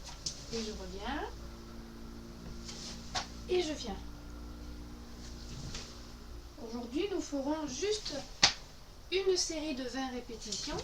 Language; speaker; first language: French; native; French